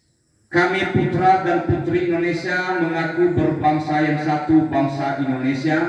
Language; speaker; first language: Indonesian; native; Indonesian